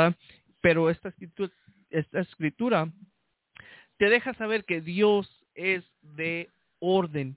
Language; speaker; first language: Spanish; early bilingual, heritage; Spanish